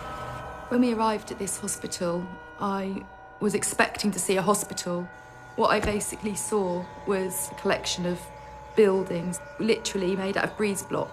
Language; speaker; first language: English; native; English